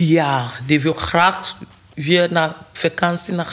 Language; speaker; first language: Dutch; non-native, learner; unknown